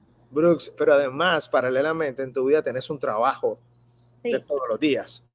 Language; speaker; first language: Spanish; native; Spanish